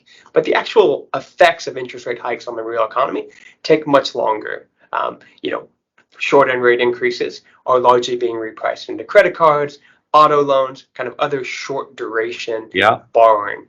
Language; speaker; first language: English; native; English